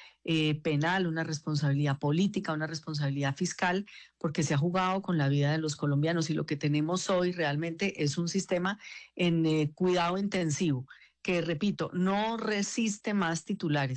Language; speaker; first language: Spanish; native; Spanish